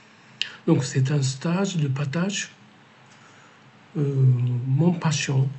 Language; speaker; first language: French; non-native, learner; Japanese